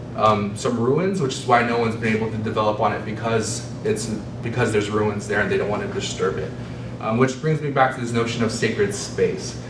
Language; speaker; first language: English; native; English